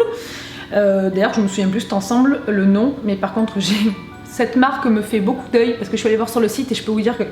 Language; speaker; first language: French; native; French